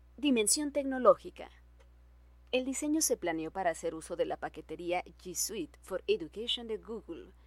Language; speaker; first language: Spanish; native; Spanish